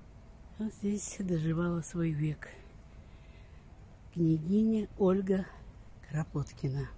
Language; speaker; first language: Russian; native; Russian